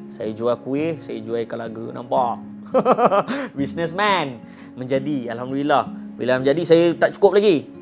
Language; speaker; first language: Malay; native; Malay